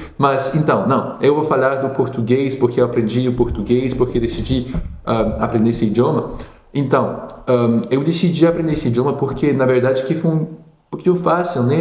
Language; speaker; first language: Portuguese; non-native, fluent; French